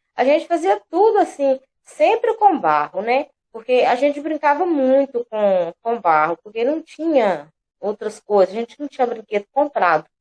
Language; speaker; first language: Portuguese; native; Portuguese